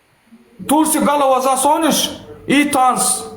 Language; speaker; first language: Russian; non-native, learner; Turkmen